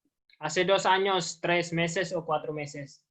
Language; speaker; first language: Spanish; non-native, learner; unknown